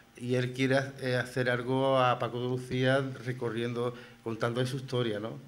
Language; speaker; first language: Spanish; native; Spanish